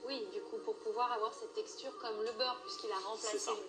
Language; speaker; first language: French; native; French